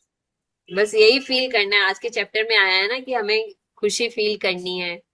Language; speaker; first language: Hindi; native; Hindi